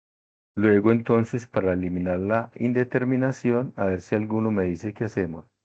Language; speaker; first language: Spanish; native; Spanish